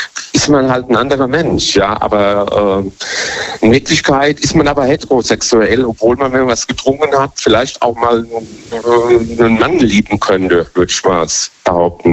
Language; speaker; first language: German; native; German